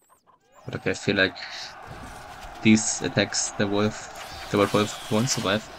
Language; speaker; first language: English; non-native, fluent; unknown